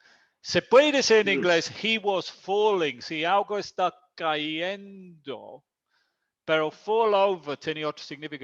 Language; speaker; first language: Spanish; non-native, fluent; English